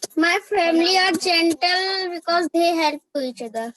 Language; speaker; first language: English; non-native, learner; Hindi